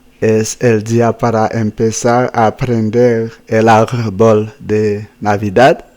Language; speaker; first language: Spanish; non-native, fluent; Haitian Creole